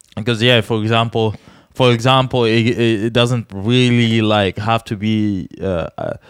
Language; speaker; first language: English; non-native, fluent; Czech